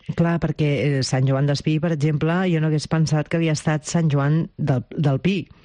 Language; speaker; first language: Catalan; native; Catalan